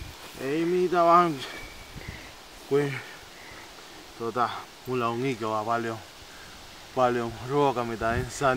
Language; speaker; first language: Finnish; non-native, learner; Spanish